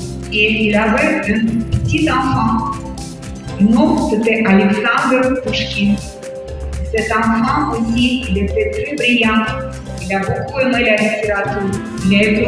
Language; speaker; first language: French; non-native, fluent; Russian